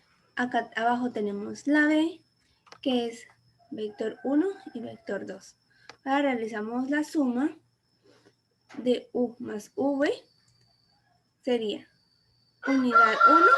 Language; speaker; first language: Spanish; native; Spanish